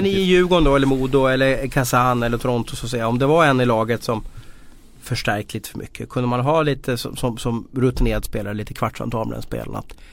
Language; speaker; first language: Swedish; native; Swedish